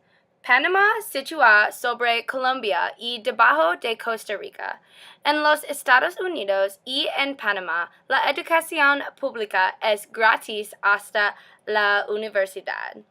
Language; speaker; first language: Spanish; non-native, learner; English